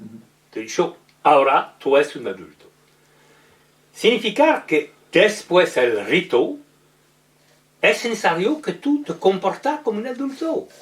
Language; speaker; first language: Spanish; non-native, learner; French